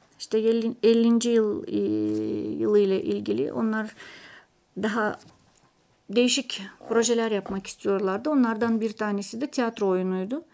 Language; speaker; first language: Turkish; non-native, fluent; Russian